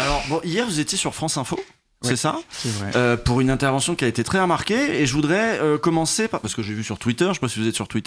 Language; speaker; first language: French; native; French